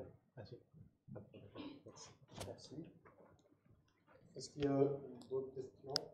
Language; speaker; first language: French; non-native, local second language; Arabic